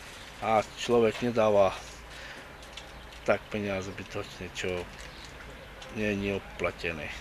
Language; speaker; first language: Slovak; non-native, learner; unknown